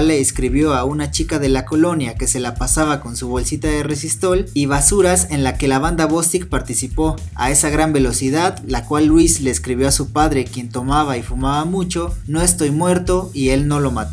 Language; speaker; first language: Spanish; native; Spanish